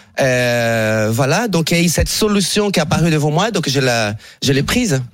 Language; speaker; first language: French; non-native, fluent; Portuguese